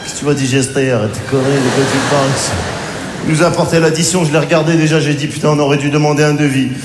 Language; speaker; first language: French; native; French